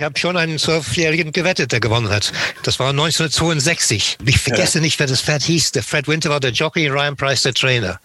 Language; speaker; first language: German; non-native, fluent; English